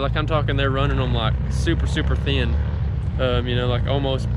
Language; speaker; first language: English; native; English